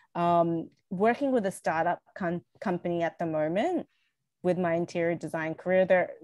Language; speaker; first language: English; native; English